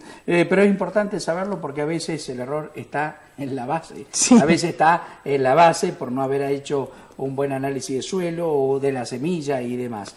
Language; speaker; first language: Spanish; native; Spanish